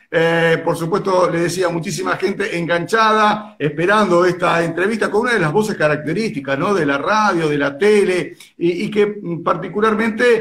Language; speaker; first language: Spanish; native; Spanish